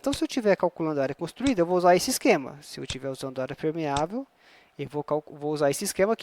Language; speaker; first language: Portuguese; native; Portuguese